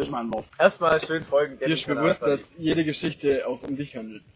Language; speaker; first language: German; native; German